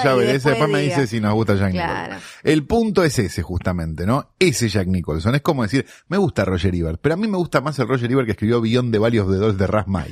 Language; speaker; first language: Spanish; native; Spanish